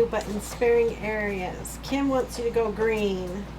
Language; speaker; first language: English; native; English